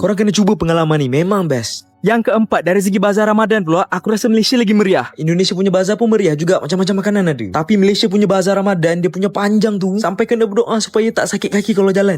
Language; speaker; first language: Malay; native; Malay